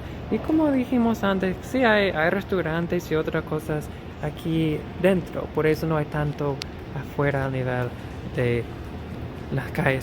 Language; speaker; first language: Spanish; non-native, fluent; English